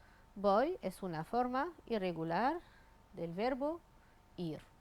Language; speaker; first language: Spanish; non-native, fluent; Arabic